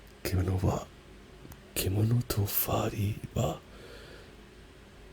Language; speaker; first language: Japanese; non-native, learner; German